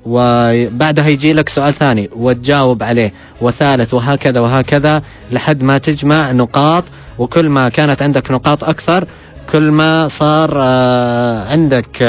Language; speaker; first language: Arabic; native; Arabic